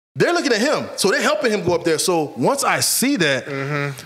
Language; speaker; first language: English; native; English